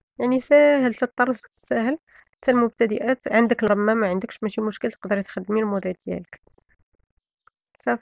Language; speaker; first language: Arabic; native; Arabic